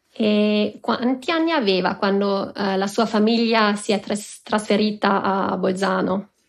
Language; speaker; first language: Italian; non-native, local second language; German